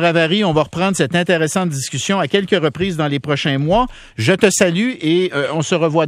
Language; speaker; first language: French; native; French